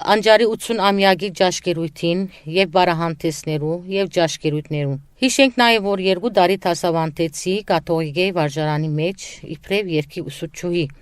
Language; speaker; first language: Armenian; early bilingual, heritage; Armenian